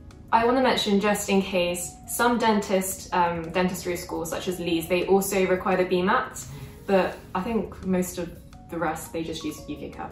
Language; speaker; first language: English; early bilingual, other home language; Korean